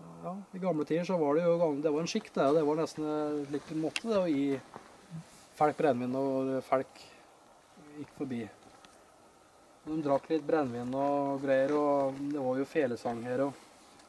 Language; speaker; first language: Norwegian; native; Norwegian